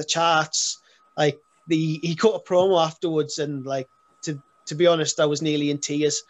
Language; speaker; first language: English; native; English